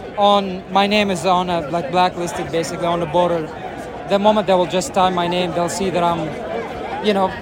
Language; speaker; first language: English; non-native, fluent; Arabic